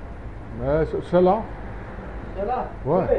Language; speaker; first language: French; non-native, learner; English